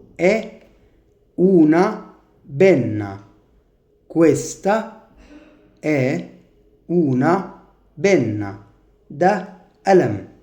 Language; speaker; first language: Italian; non-native, fluent; Arabic